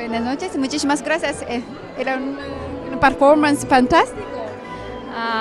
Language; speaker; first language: Spanish; non-native, learner; Japanese